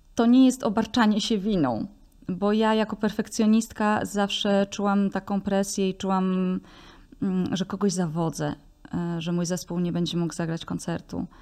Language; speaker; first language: Polish; native; Polish